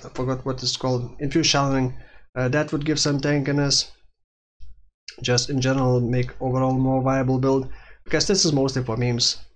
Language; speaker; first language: English; non-native, fluent; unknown